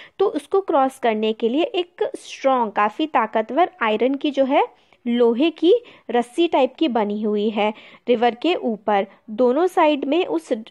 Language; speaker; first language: Hindi; native; Hindi